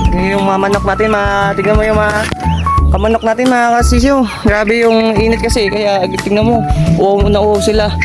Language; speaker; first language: Filipino; non-native, local second language; Cebuano